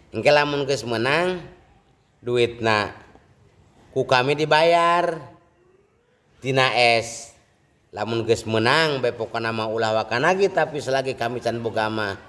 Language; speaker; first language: Sundanese; non-native, fluent; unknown